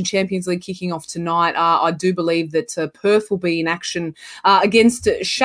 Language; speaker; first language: English; native; English